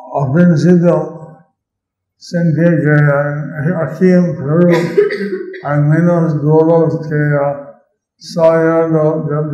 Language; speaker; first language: Spanish; non-native, learner; English